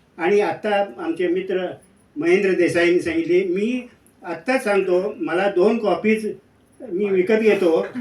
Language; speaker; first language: Marathi; non-native, local second language; Kannada